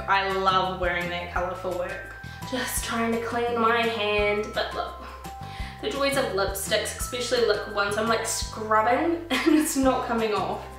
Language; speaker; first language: English; native; English